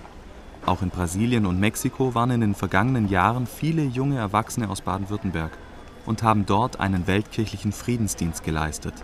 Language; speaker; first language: German; native; German